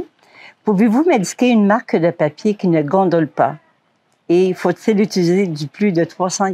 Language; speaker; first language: French; native; French